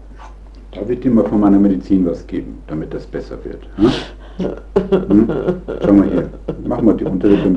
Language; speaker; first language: German; native; German